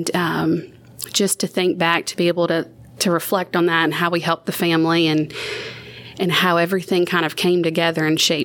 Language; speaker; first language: English; native; English